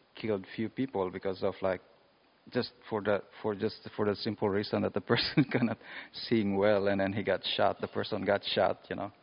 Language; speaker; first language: English; non-native, local second language; Cebuano